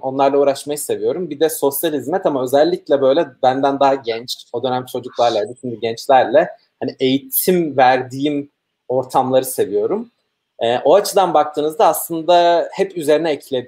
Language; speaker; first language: Turkish; native; Turkish